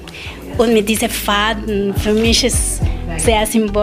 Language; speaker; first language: German; non-native, learner; Spanish